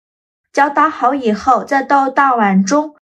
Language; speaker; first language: Chinese; native; Chinese